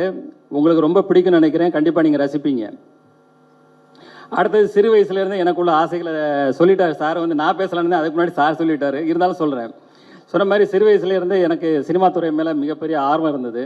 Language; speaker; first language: Tamil; native; Tamil